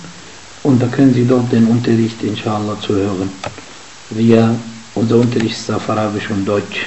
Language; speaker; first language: German; non-native, fluent; Arabic